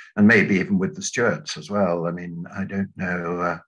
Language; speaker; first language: English; native; English